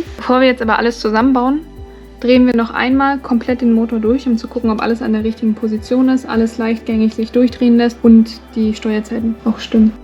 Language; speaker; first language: German; native; German